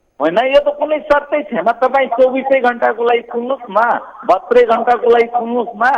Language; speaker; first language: Nepali; non-native, local second language; Maithili